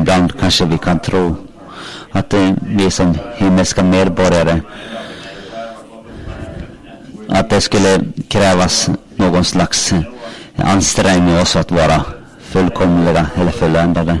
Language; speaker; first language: Swedish; non-native, local second language; Finnish